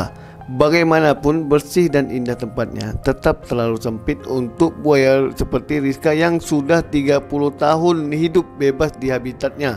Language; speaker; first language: Indonesian; native; Indonesian